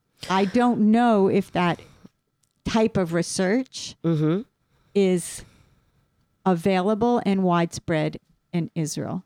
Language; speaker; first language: English; native; English